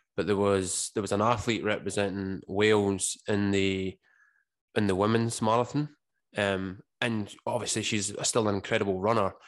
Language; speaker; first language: English; native; English